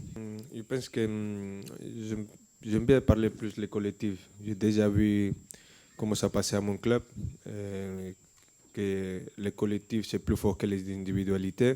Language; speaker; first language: French; non-native, fluent; Spanish